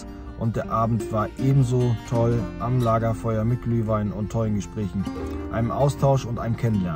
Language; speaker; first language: German; native; German